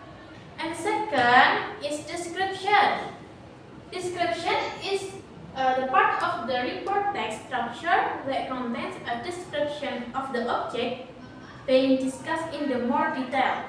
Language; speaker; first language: English; non-native, learner; Indonesian